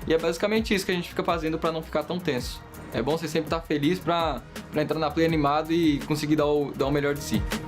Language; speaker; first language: Portuguese; native; Portuguese